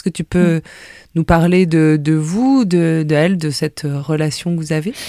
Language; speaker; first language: French; native; French